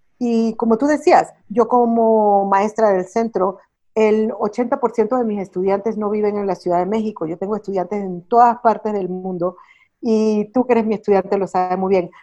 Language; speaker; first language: Spanish; early bilingual, heritage; Spanish